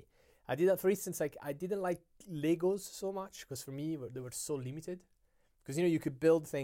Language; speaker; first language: English; non-native, fluent; Italian